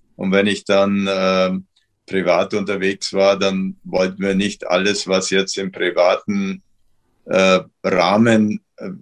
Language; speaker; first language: German; native; German